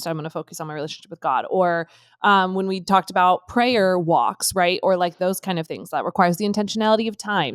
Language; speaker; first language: English; native; English